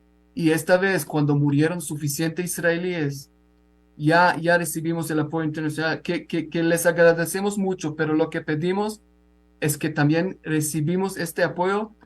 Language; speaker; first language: Spanish; non-native, fluent; Hebrew